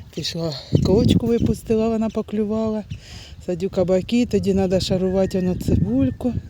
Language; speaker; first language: Ukrainian; non-native, local second language; Russian